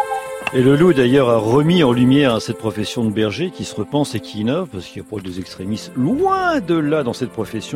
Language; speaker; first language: French; native; French